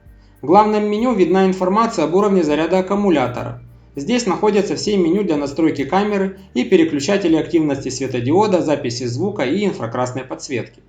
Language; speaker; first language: Russian; native; Russian